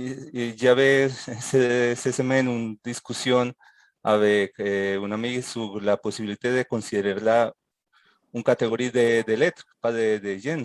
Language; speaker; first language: French; non-native, fluent; Spanish